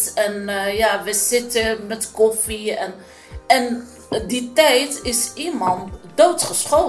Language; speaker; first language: Dutch; non-native, learner; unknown